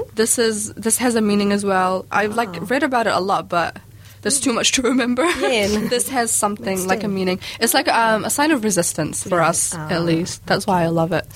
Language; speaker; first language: English; early bilingual, other home language; Arabic